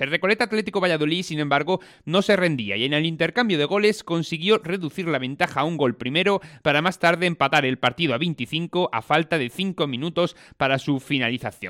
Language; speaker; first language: Spanish; native; Spanish